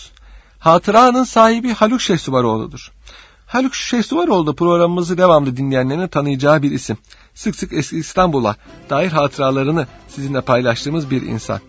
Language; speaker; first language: Turkish; native; Turkish